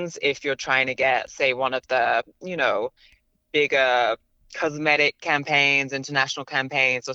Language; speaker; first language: English; native; English